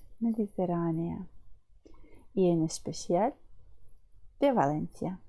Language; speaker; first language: Spanish; non-native, fluent; Ukrainian